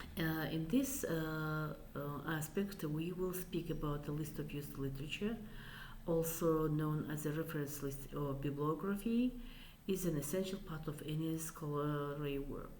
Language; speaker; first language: English; non-native, fluent; Kazakh